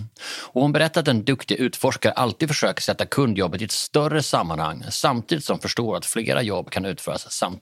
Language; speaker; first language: Swedish; native; Swedish